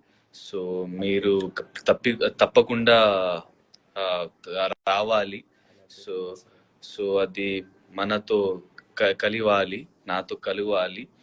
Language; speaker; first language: Telugu; non-native, learner; Hindi